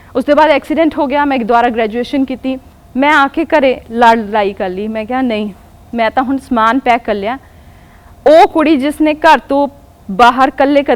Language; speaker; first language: Punjabi; non-native, local second language; Hindi